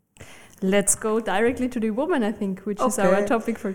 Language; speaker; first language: English; non-native, fluent; German